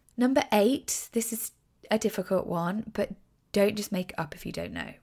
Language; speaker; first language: English; native; English